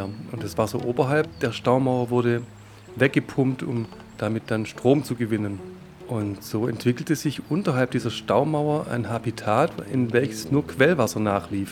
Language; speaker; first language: German; native; German